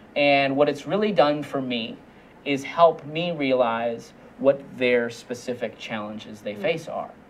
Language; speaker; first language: English; native; English